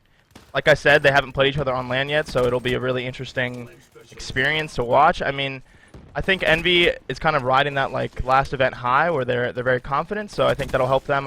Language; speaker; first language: English; native; English